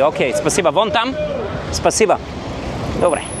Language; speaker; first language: Russian; non-native, learner; Bulgarian